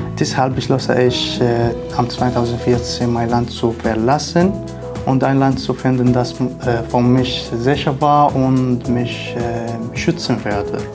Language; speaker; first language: German; non-native, learner; Arabic